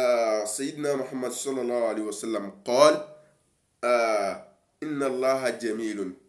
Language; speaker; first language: Arabic; non-native, learner; Yoruba